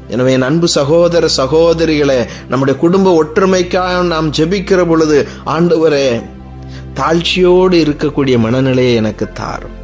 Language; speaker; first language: Tamil; native; Tamil